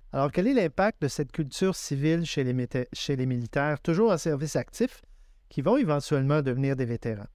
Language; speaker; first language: French; native; French